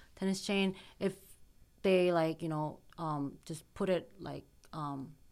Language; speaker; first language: English; early bilingual, other home language; Korean